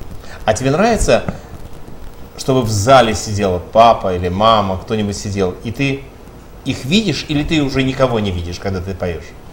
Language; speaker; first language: Russian; native; Russian